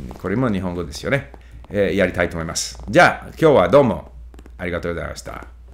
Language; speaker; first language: Japanese; non-native, fluent; English